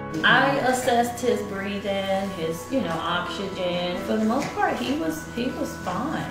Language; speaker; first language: English; native; English